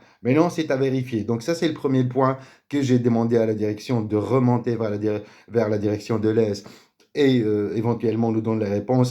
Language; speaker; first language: French; native; French